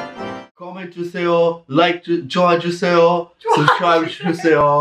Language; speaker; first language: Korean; non-native, learner; English